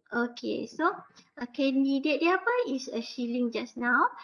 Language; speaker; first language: English; non-native, local second language; Malay